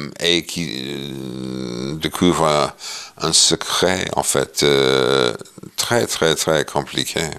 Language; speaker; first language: French; non-native, fluent; English